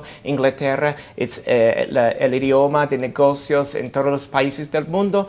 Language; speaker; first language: Spanish; non-native, fluent; English